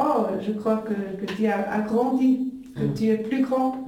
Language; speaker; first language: French; non-native, learner; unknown